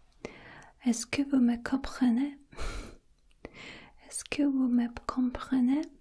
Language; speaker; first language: French; non-native, learner; Russian